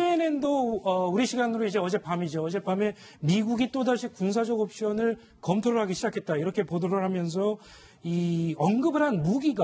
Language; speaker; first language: Korean; native; Korean